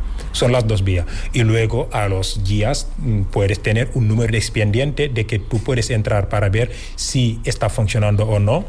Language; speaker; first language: Spanish; non-native, fluent; Wolof